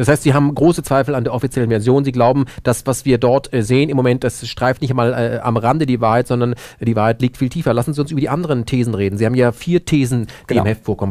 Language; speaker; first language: German; native; German